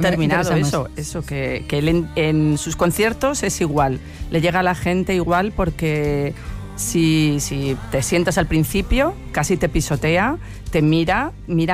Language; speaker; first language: Spanish; native; Spanish